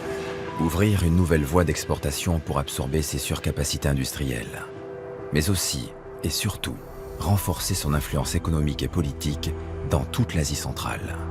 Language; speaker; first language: French; native; French